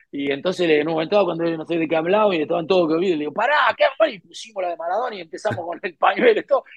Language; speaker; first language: Spanish; native; Spanish